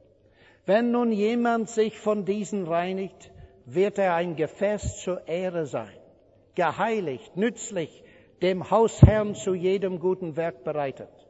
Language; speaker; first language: German; non-native, fluent; English